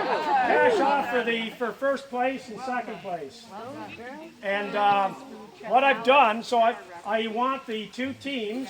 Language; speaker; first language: English; native; English